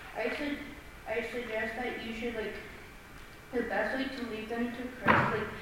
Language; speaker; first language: English; non-native, fluent; Chinese